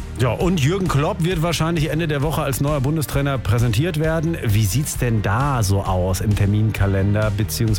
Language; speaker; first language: German; native; German